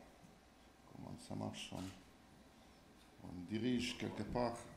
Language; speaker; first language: French; non-native, fluent; Estonian